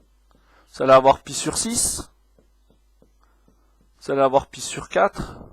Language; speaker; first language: French; native; French